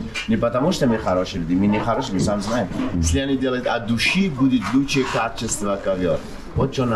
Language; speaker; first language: Russian; non-native, learner; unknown